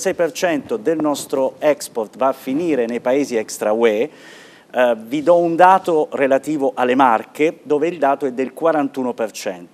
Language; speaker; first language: Italian; native; Italian